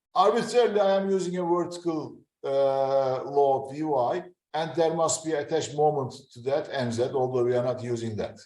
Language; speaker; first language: English; non-native, fluent; Turkish